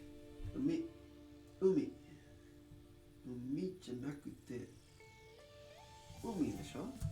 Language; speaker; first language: Japanese; non-native, learner; English